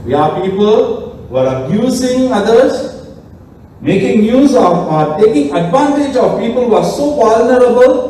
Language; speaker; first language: English; non-native, local second language; Tamil